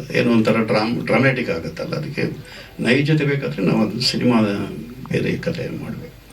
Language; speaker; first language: Kannada; non-native, local second language; Tulu